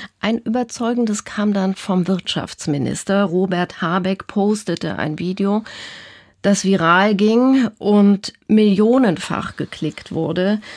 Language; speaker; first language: German; native; German